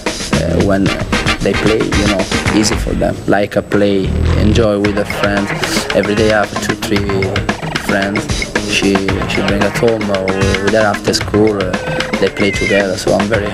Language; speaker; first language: English; non-native, learner; Italian